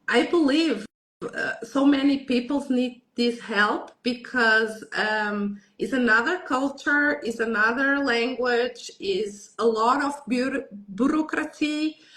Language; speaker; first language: English; non-native, learner; Portuguese